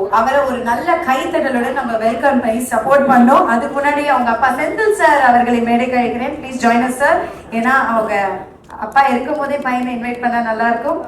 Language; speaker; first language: Tamil; native; Tamil